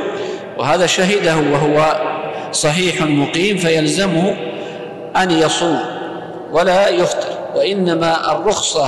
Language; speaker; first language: Arabic; native; Arabic